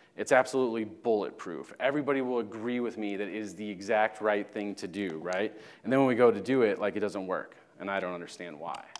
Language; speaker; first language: English; native; English